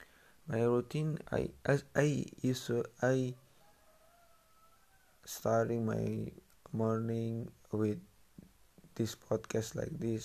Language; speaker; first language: English; non-native, learner; Indonesian